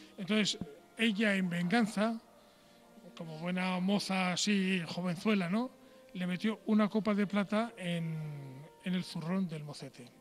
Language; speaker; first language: Spanish; native; Spanish